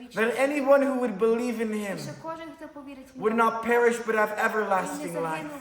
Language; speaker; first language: English; native; English